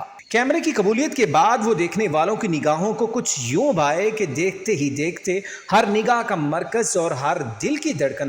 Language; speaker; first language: Urdu; native; Urdu